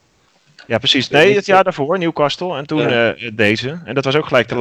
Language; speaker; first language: Dutch; native; Dutch